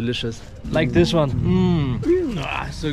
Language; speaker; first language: English; non-native, fluent; German